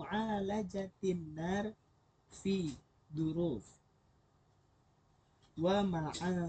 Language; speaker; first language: Arabic; non-native, learner; Indonesian